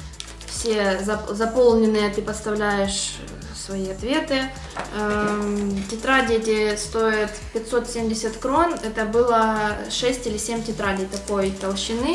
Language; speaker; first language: Russian; native; Russian